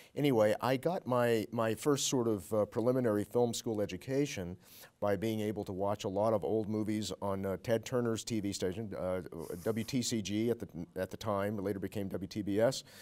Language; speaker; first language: English; native; English